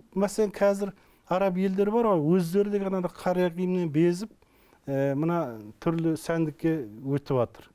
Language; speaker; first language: Kazakh; early bilingual, heritage; Kazakh